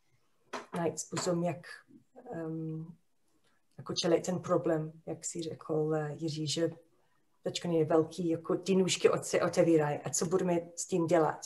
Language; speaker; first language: Czech; non-native, fluent; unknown